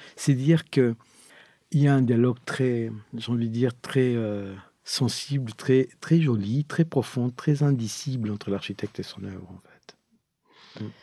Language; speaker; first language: French; non-native, fluent; Spanish